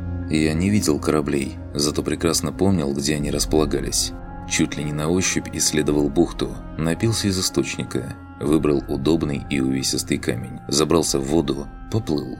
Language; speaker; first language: Russian; native; Russian